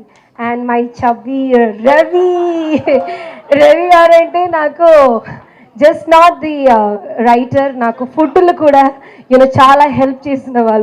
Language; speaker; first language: Telugu; non-native, fluent; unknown